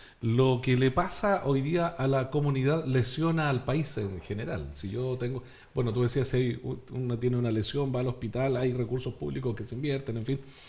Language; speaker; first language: Spanish; native; Spanish